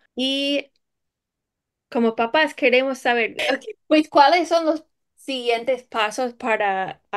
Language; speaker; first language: Spanish; non-native, fluent; English